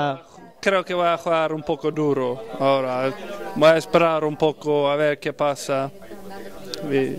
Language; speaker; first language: Spanish; non-native, fluent; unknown